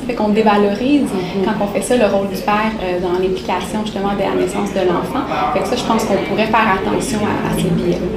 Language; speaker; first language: French; native; French